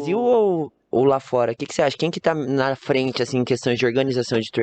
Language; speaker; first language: Portuguese; native; Portuguese